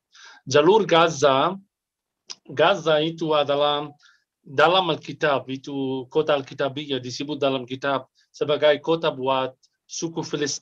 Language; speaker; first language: Indonesian; non-native, fluent; Arabic